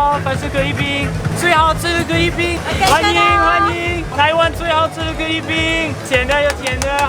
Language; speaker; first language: Chinese; non-native, fluent; French